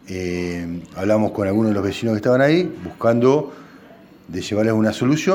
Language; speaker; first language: Spanish; native; Spanish